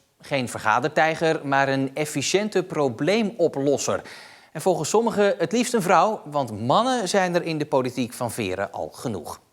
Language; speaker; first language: Dutch; native; Dutch